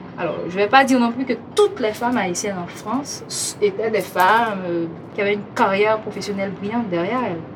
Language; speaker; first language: French; non-native, local second language; Haitian Creole